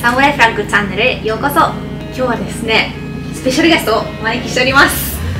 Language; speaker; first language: Japanese; non-native, fluent; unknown